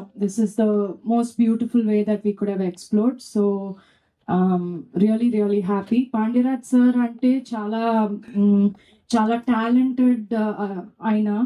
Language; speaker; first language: Telugu; non-native, fluent; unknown